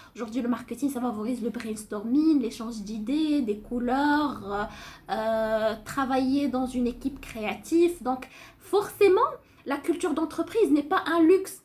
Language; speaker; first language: French; non-native, local second language; Arabic